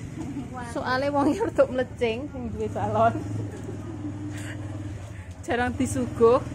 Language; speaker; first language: Indonesian; non-native, local second language; Javanese